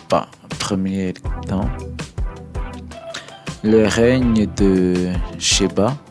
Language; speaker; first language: French; non-native, learner; English